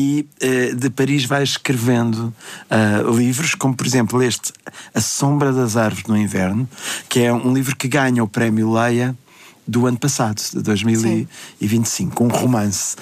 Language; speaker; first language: Portuguese; native; Portuguese